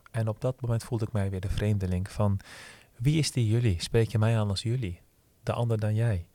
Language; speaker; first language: Dutch; early bilingual, other home language; Turkish